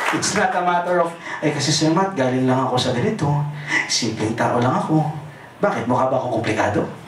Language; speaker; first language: Filipino; non-native, local second language; Cebuano